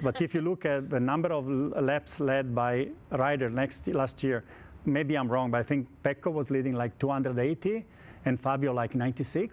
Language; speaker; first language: English; non-native, fluent; Italian